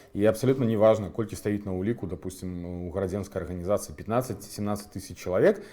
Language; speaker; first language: Belarusian; native; Belarusian